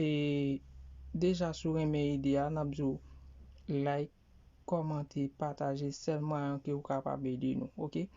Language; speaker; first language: French; non-native, learner; Haitian Creole